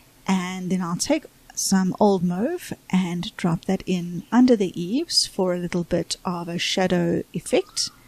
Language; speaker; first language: English; native; English